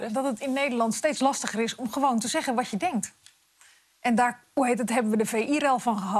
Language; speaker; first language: Dutch; native; Dutch